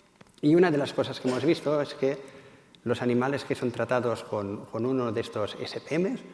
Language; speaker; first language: Spanish; native; Spanish